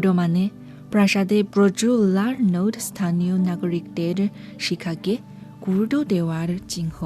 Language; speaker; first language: Bangla; non-native, fluent; Chinese